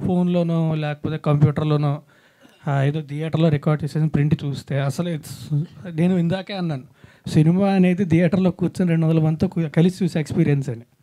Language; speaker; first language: Telugu; native; Telugu